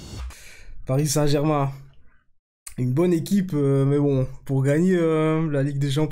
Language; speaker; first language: French; native; French